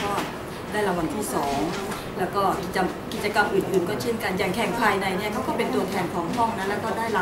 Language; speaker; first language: Thai; native; Thai